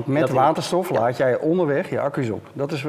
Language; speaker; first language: Dutch; native; Dutch